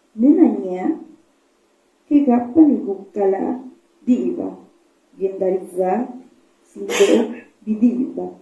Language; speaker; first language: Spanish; non-native, local second language; Zapotec